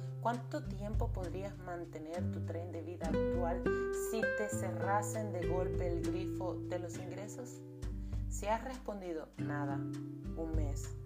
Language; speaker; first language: Spanish; native; Spanish